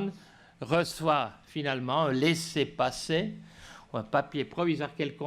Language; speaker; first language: French; native; French